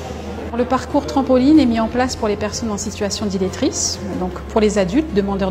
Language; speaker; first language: French; native; French